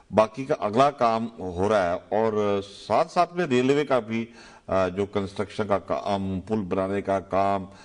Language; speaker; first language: Urdu; non-native, local second language; Dogri